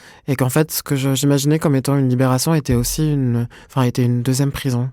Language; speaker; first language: French; non-native, local second language; Arabic